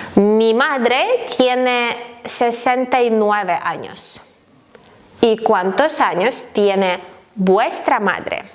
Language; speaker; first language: Spanish; non-native, fluent; Ukrainian